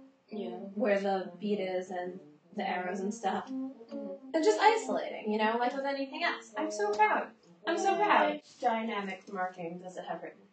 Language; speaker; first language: English; native; English